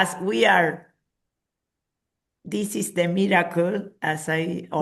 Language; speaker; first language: English; non-native, fluent; Spanish